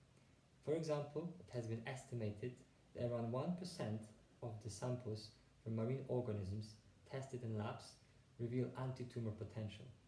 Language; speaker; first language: English; non-native, fluent; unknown